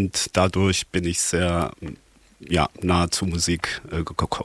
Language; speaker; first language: German; non-native, fluent; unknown